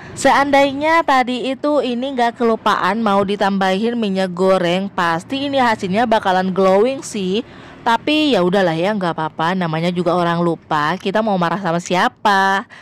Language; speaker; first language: Indonesian; native; Indonesian